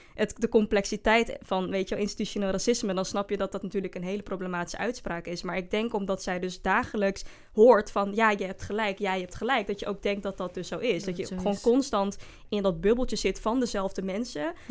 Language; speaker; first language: Dutch; native; Dutch